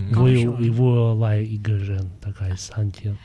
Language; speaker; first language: Chinese; non-native, fluent; Russian